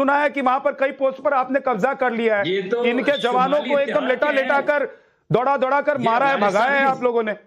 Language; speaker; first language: Hindi; native; Hindi